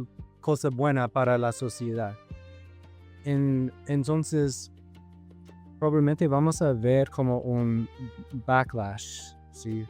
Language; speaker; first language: Spanish; non-native, fluent; English